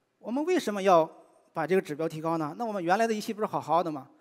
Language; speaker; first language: Chinese; native; Chinese